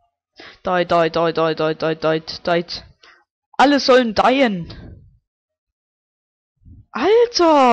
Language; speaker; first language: German; native; German